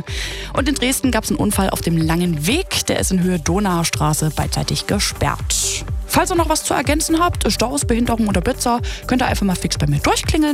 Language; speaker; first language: German; native; German